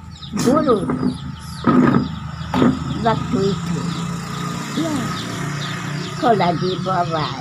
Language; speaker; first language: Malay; non-native, local second language; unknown